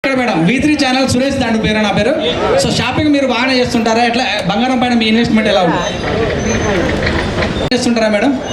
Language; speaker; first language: Telugu; native; Telugu